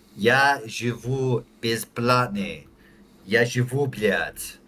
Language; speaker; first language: Russian; non-native, learner; English